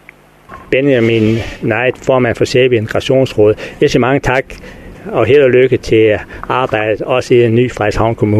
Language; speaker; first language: Danish; native; Danish